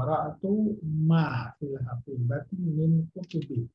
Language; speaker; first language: Arabic; non-native, fluent; Indonesian